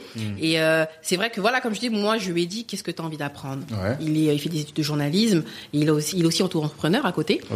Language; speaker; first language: French; native; French